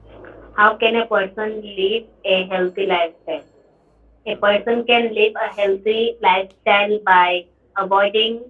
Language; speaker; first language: English; non-native, learner; Bangla